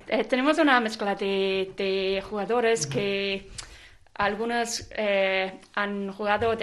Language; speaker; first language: Spanish; non-native, fluent; English